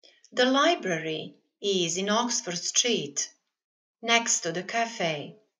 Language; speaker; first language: English; non-native, fluent; Serbian